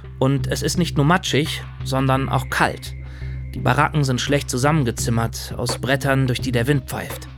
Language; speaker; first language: German; native; German